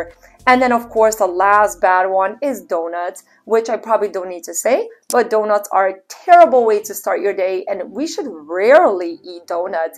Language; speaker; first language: English; native; English